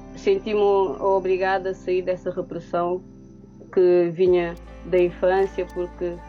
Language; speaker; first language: Portuguese; non-native, local second language; Kabuverdianu